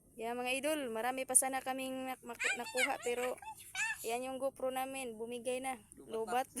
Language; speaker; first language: Filipino; non-native, local second language; Cebuano